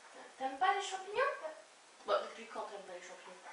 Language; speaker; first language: French; native; French